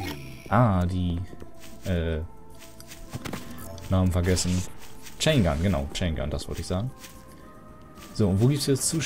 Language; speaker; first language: German; native; German